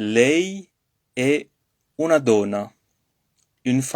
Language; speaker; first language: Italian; non-native, learner; French